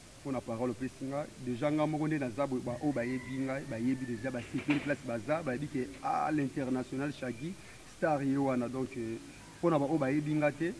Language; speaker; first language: Lingala; native; Lingala